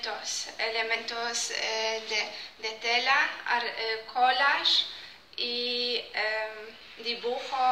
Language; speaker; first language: Spanish; non-native, fluent; Polish